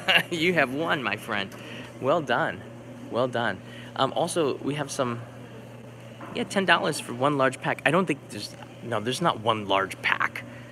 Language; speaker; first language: English; native; English